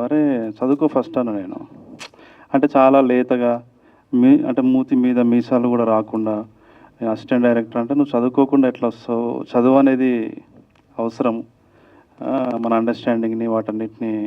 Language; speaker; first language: Telugu; native; Telugu